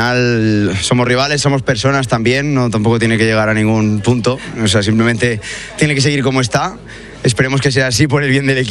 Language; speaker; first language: Spanish; native; Spanish